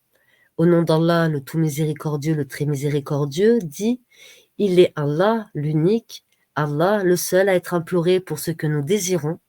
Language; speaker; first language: French; native; French